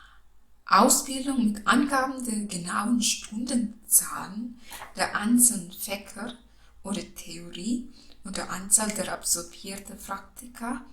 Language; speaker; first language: German; non-native, local second language; Filipino